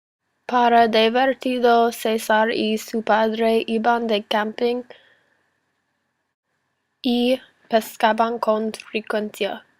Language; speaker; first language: Spanish; non-native, learner; English